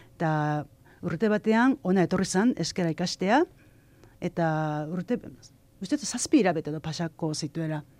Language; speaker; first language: Basque; non-native, fluent; Japanese